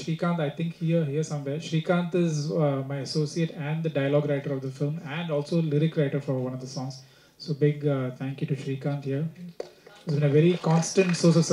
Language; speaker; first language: Tamil; non-native, fluent; Hindi